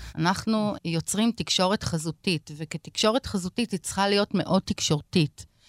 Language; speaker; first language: Hebrew; native; Hebrew